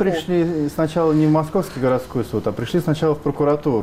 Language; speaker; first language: Russian; native; Russian